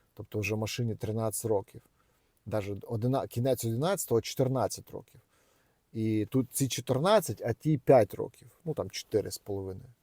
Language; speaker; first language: Ukrainian; non-native, local second language; Russian